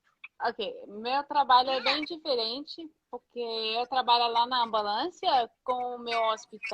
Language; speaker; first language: Portuguese; non-native, fluent; English